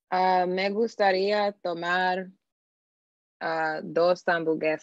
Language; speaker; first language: Spanish; non-native, learner; English